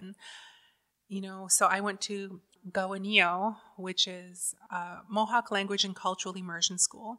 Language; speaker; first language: English; native; English